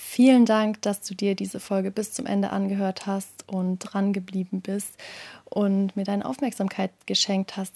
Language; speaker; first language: German; native; German